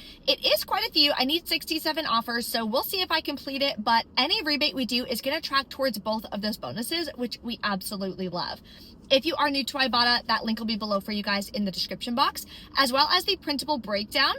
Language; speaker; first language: English; native; English